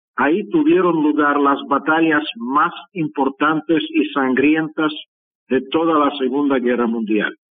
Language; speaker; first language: Spanish; non-native, fluent; Russian